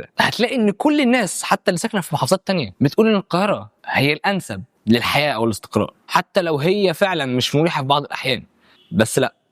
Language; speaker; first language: Arabic; native; Arabic